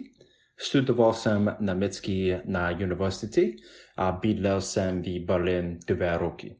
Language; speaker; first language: Czech; non-native, learner; English